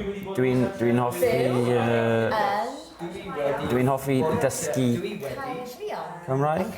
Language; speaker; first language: Welsh; non-native, learner; English